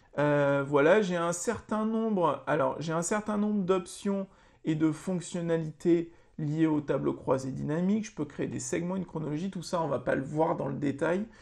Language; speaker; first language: French; native; French